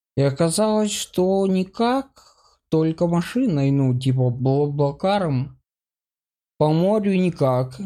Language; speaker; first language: Russian; native; Russian